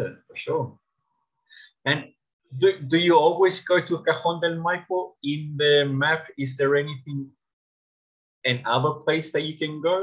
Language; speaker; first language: English; non-native, learner; Spanish